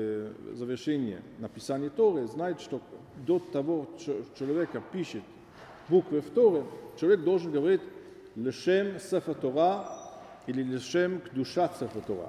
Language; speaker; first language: Russian; non-native, learner; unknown